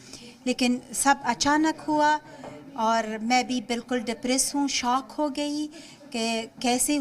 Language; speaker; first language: Hindi; non-native, fluent; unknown